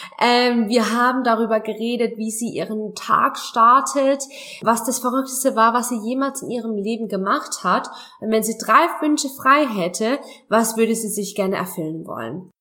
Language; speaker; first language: German; native; German